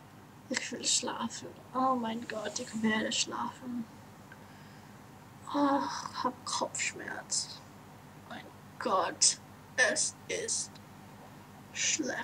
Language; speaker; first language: German; non-native, learner; English